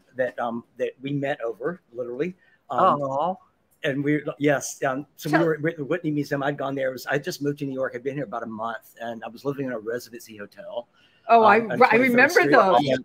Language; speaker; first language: English; native; English